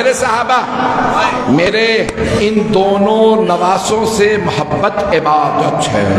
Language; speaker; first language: Urdu; native; Urdu